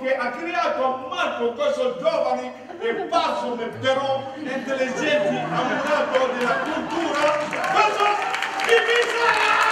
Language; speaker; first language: Italian; non-native, learner; Bambara